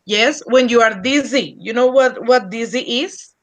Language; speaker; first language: English; non-native, fluent; Spanish